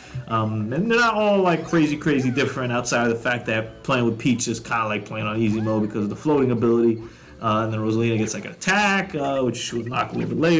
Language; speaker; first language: English; native; English